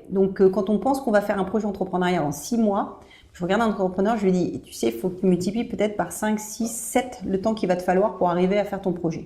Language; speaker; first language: French; native; French